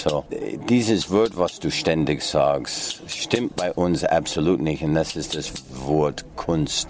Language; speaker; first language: German; non-native, fluent; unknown